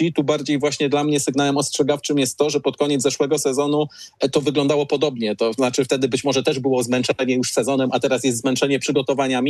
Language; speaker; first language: Polish; native; Polish